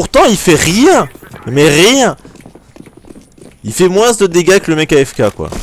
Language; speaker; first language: French; native; French